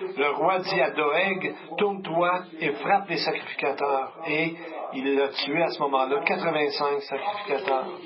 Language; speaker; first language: French; native; French